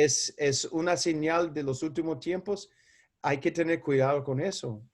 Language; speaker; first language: Spanish; non-native, fluent; English